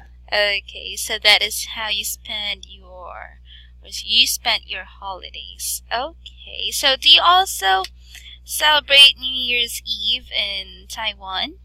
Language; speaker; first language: English; non-native, fluent; Filipino